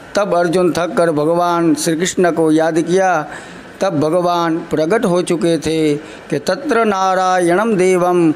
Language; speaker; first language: Hindi; non-native, local second language; Gujarati